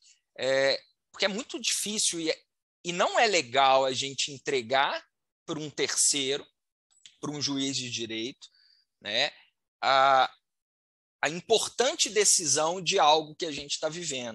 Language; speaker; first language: Portuguese; native; Portuguese